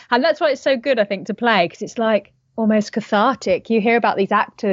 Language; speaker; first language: English; native; English